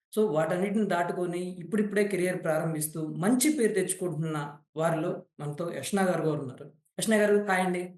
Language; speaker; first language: Telugu; native; Telugu